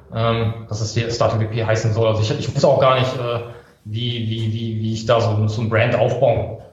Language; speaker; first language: German; native; German